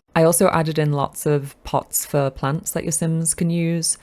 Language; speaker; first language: English; native; English